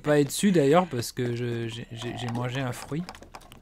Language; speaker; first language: French; native; French